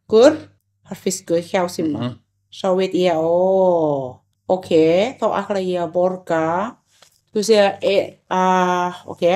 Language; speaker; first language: Icelandic; non-native, learner; Thai